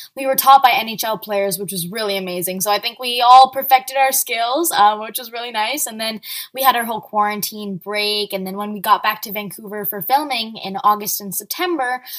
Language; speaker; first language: English; early bilingual, other home language; Arabic